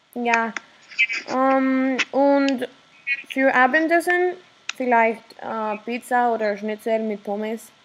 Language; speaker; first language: German; non-native, learner; Spanish